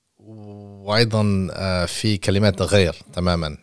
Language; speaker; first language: Arabic; non-native, learner; English